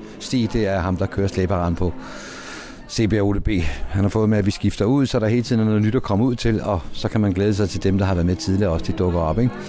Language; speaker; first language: Danish; native; Danish